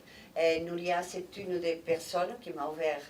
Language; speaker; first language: French; non-native, fluent; Catalan